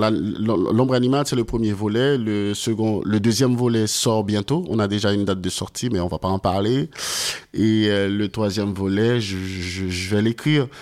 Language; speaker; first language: French; non-native, local second language; Haitian Creole